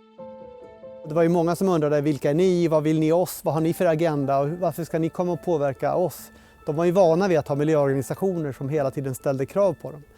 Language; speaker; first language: Swedish; native; Swedish